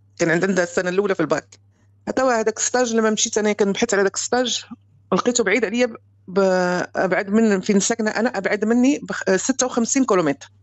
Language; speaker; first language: Arabic; native; Arabic